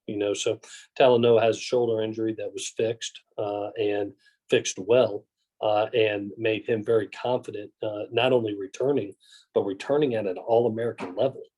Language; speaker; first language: English; native; English